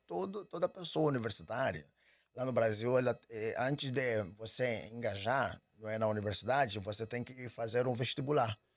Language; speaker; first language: Portuguese; native; Portuguese